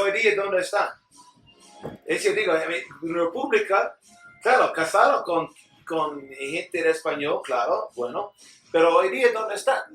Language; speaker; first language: Spanish; non-native, learner; English